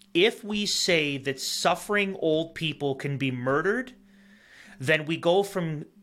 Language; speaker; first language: English; native; English